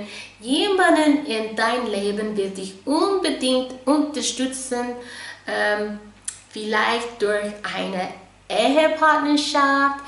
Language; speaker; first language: German; non-native, fluent; English